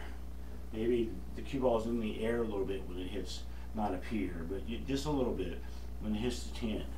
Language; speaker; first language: English; native; English